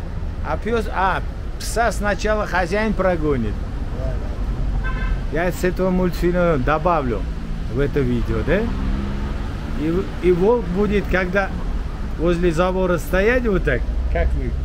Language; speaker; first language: Russian; non-native, local second language; Uzbek